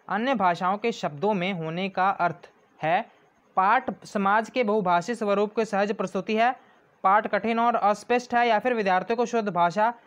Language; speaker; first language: Hindi; non-native, local second language; Punjabi